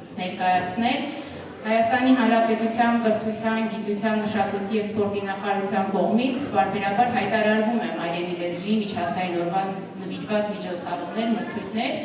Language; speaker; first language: Armenian; native; Armenian